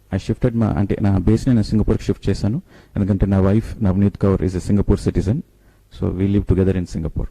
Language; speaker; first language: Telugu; native; Telugu